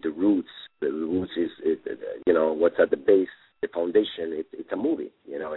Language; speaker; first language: English; non-native, fluent; Italian